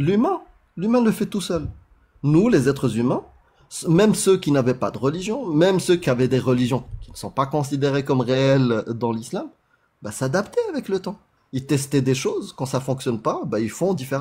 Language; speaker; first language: French; native; French